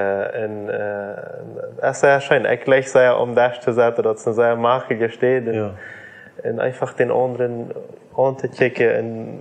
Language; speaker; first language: German; non-native, learner; Plautdietsch